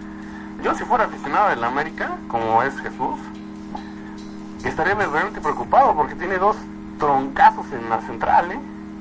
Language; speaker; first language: Spanish; native; Spanish